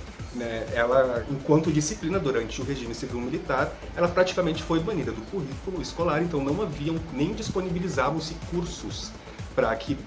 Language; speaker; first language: Portuguese; native; Portuguese